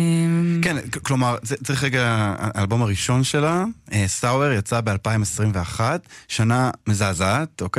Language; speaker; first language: Hebrew; native; Hebrew